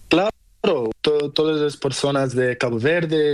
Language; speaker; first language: Spanish; non-native, learner; Portuguese